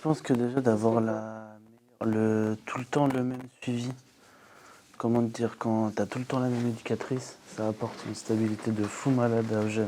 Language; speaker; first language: French; native; French